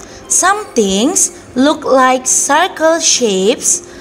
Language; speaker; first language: English; non-native, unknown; Indonesian